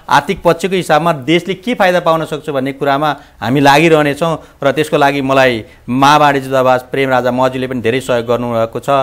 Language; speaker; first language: Nepali; native; Nepali